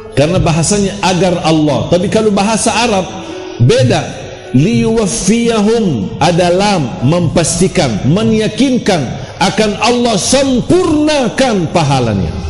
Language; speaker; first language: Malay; non-native, fluent; Arabic